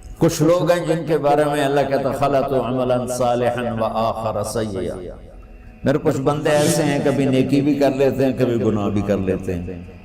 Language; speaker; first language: Urdu; non-native, local second language; Punjabi